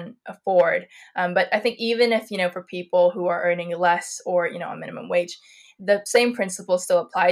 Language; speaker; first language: English; native; English